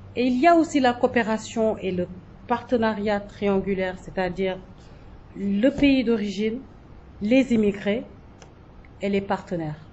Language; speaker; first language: French; non-native, local second language; Jola-Fonyi